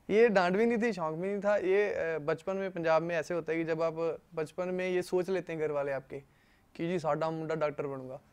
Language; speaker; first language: Hindi; non-native, local second language; Punjabi